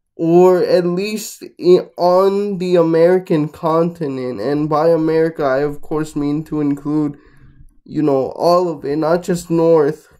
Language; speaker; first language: English; non-native, fluent; Spanish